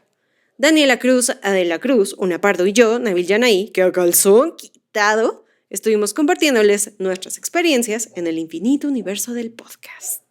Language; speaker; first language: Spanish; native; Spanish